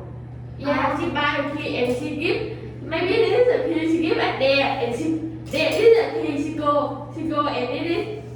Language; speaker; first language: English; non-native, learner; Vietnamese